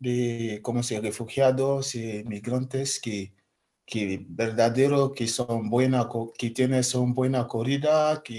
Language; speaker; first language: Spanish; non-native, learner; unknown